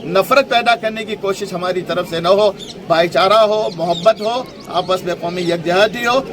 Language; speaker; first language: Urdu; non-native, local second language; Gujarati